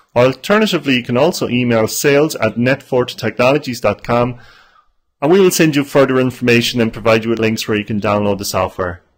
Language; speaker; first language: English; native; English